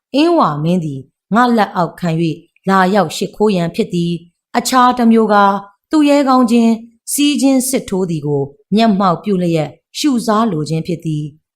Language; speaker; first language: Burmese; native; Burmese